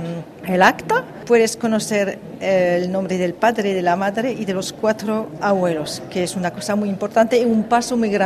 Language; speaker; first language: Spanish; early bilingual, heritage; French